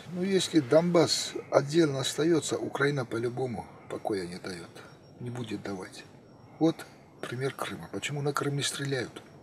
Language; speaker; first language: Russian; non-native, local second language; Armenian